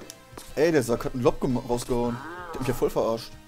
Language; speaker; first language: German; native; German